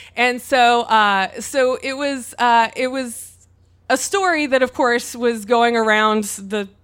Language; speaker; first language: English; native; English